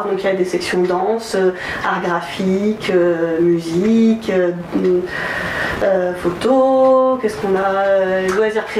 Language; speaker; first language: French; native; French